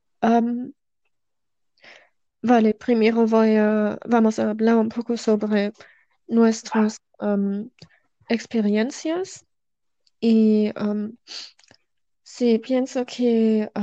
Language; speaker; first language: Spanish; non-native, learner; German